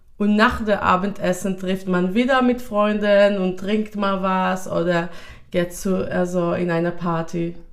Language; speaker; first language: German; non-native, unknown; Hebrew